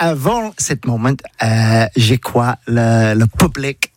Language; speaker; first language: French; non-native, learner; English